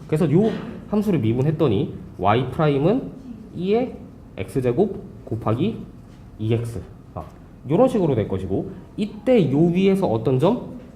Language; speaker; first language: Korean; native; Korean